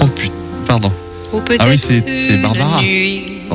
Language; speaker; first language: French; native; French